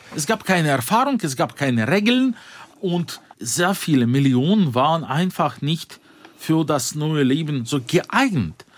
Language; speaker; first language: German; non-native, fluent; Russian